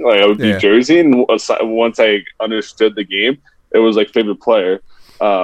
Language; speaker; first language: English; non-native, fluent; French